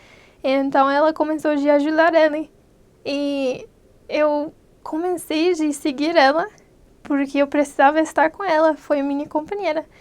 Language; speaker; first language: Portuguese; non-native, fluent; English